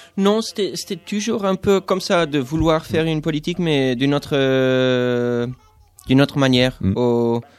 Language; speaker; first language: French; non-native, fluent; English